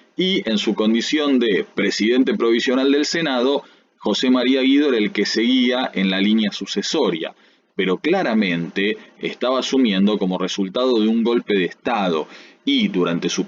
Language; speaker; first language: Spanish; native; Spanish